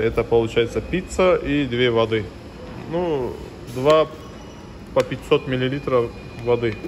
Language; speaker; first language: Russian; non-native, local second language; Turkish